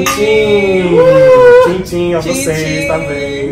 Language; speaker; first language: Portuguese; non-native, learner; English